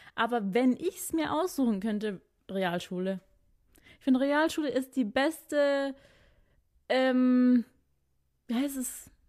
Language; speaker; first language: German; early bilingual, other home language; Filipino